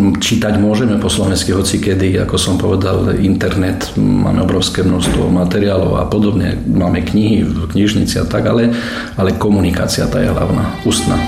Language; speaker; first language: Slovak; early bilingual, heritage; Slovak